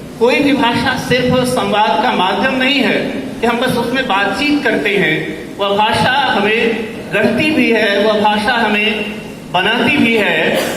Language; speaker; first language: Hindi; native; Hindi